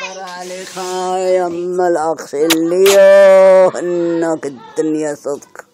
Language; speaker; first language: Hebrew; non-native, fluent; Arabic